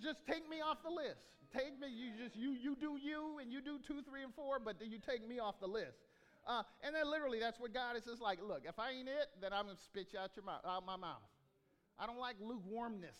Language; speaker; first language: English; native; English